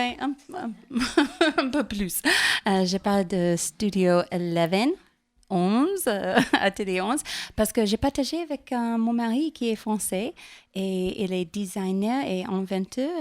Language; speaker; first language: French; non-native, learner; English